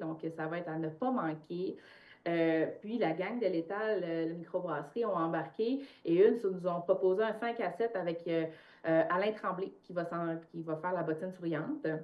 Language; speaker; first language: French; native; French